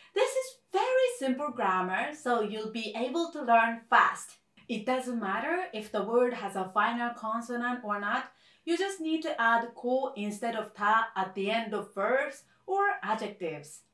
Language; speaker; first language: English; non-native, fluent; Korean